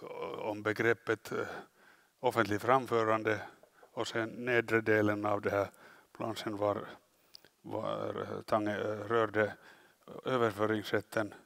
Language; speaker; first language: Swedish; non-native, local second language; Finnish